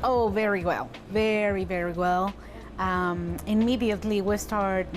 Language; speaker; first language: English; non-native, fluent; Spanish